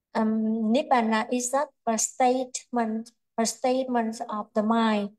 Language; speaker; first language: English; non-native, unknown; Vietnamese